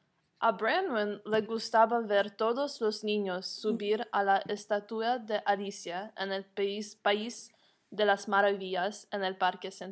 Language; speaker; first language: Spanish; non-native, learner; English